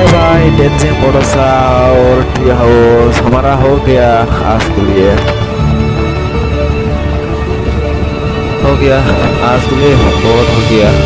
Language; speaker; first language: Hindi; non-native, local second language; Bodo